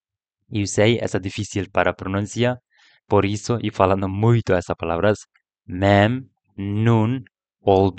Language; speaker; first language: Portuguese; non-native, learner; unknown